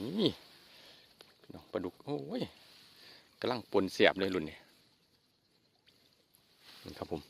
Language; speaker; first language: Thai; non-native, local second language; Northeastern Thai